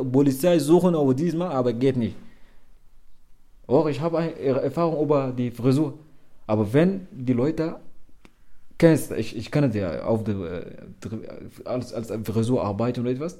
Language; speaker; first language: German; non-native, learner; Arabic